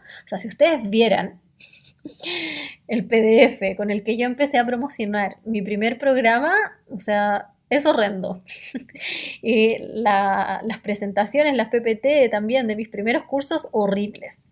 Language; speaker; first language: Spanish; native; Spanish